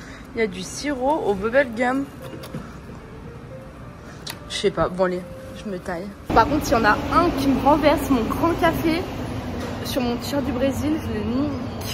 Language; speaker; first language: French; native; French